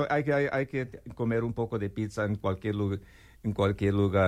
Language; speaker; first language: Spanish; non-native, learner; English